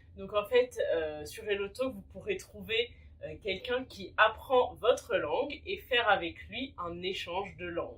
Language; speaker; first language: French; native; French